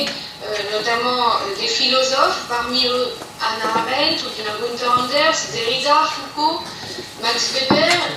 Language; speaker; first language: French; native; French